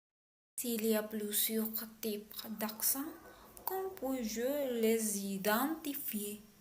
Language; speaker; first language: French; non-native, learner; Spanish